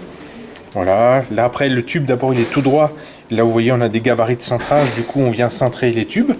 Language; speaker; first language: French; native; French